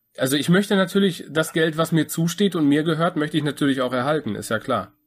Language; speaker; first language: German; native; German